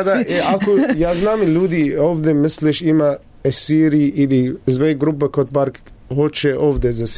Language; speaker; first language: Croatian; non-native, learner; Arabic